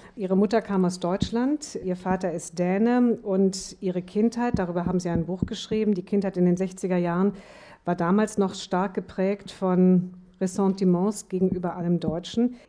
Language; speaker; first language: German; native; German